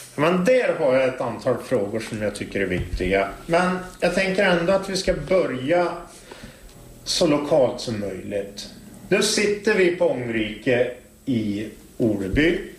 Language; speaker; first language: Swedish; native; Swedish